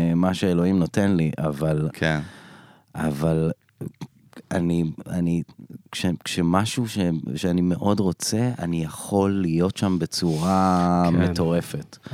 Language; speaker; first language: Hebrew; native; Hebrew